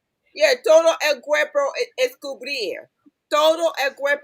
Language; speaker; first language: Spanish; non-native, learner; English